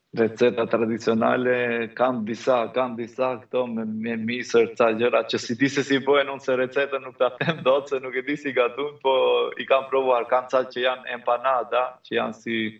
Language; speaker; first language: Albanian; native; Albanian